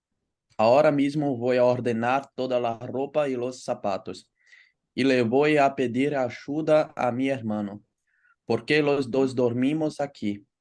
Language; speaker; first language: Spanish; non-native, learner; Portuguese